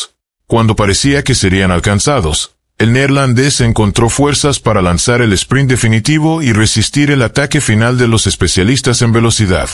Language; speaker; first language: Spanish; native; Spanish